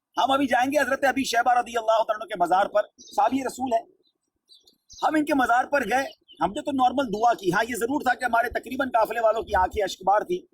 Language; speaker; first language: Urdu; native; Urdu